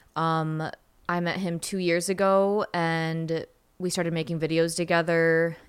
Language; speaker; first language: English; native; English